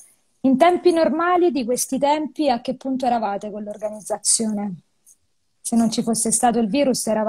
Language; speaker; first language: Italian; native; Italian